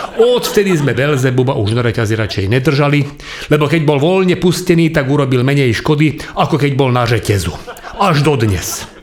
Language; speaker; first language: Slovak; non-native, local second language; Hungarian